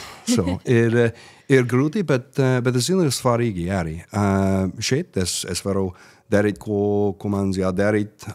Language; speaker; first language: Latvian; non-native, learner; English